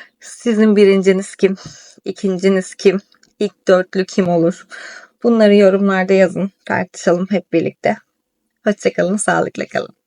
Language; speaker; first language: Turkish; native; Turkish